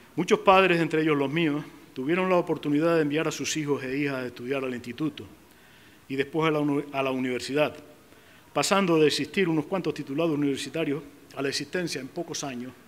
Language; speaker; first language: Spanish; native; Spanish